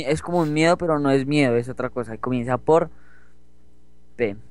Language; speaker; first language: Spanish; native; Spanish